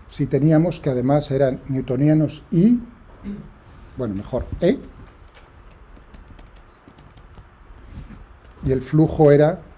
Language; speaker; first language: Spanish; native; Spanish